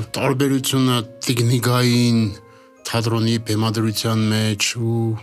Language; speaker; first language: Armenian; native; Armenian